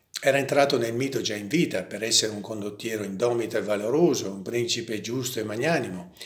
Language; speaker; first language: Italian; native; Italian